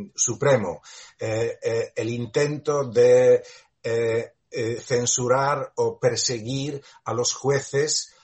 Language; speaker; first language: Spanish; non-native, fluent; Polish